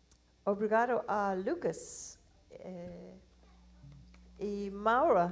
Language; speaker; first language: Portuguese; non-native, learner; English